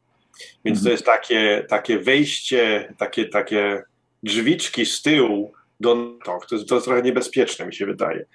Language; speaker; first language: Polish; early bilingual, heritage; Polish